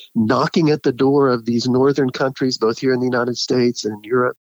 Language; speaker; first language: English; native; English